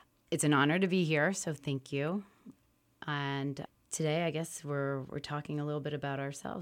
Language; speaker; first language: English; early bilingual, other home language; French